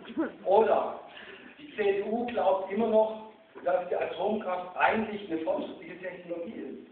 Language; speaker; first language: German; native; German